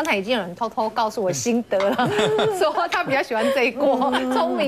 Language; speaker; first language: Chinese; native; Chinese